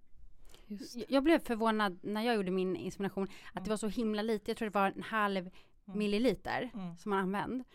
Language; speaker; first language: Swedish; native; Swedish